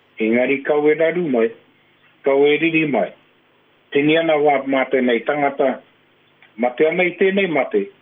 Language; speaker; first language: Māori; non-native, local second language; English